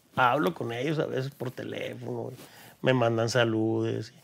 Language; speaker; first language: Spanish; native; Spanish